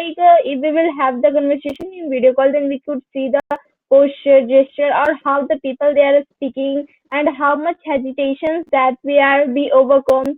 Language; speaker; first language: English; non-native, learner; Hindi